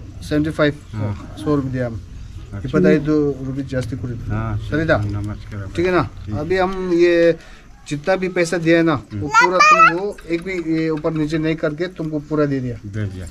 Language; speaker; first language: Hindi; non-native, local second language; Tibetan